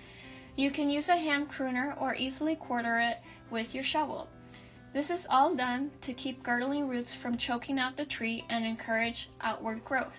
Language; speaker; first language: English; native; English